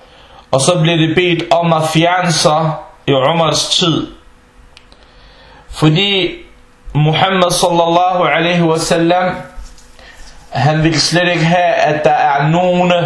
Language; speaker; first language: Danish; non-native, fluent; Arabic